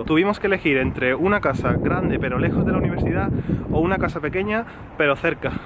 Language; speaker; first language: Spanish; native; Spanish